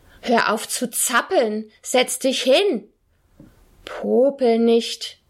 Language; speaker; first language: German; native; German